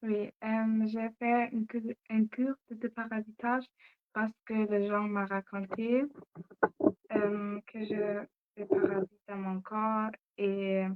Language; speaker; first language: French; non-native, learner; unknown